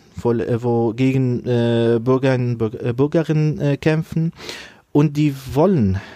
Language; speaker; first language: German; non-native, fluent; Arabic